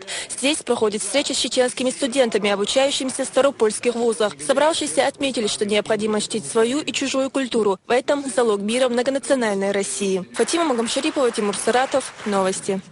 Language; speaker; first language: Russian; native; Russian